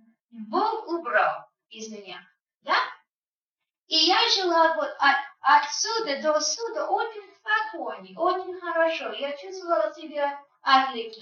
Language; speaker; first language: Russian; non-native, fluent; English